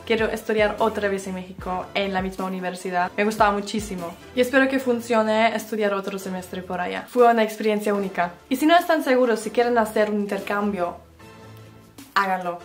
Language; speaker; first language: Spanish; non-native, fluent; German